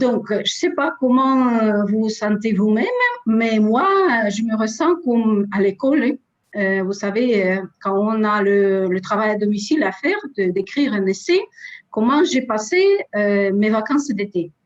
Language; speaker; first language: French; non-native, fluent; Russian